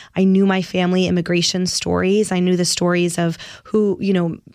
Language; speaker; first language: English; native; English